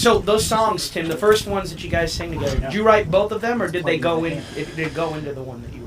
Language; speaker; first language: English; native; English